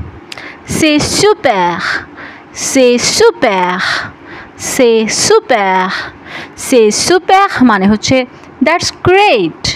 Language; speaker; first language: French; non-native, learner; Bangla